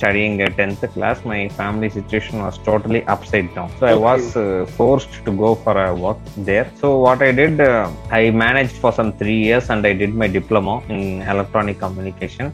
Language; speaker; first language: English; non-native, local second language; Tamil